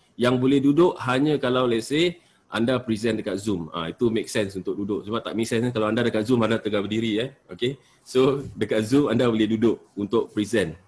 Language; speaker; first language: Malay; native; Malay